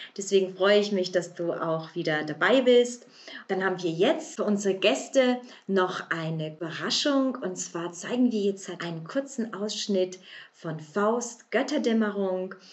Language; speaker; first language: German; native; German